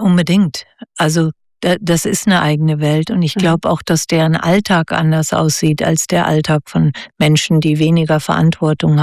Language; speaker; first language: German; native; German